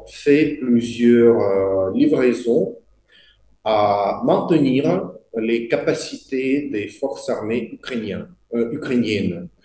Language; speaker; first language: French; non-native, fluent; Russian